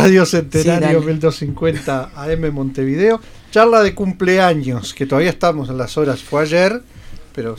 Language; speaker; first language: Spanish; native; Spanish